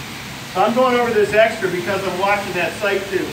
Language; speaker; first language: English; native; English